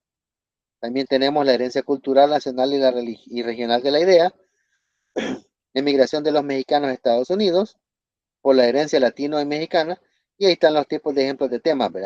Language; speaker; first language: Spanish; native; Spanish